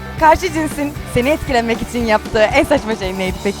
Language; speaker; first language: Turkish; native; Turkish